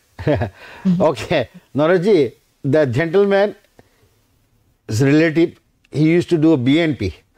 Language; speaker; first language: English; non-native, local second language; Bangla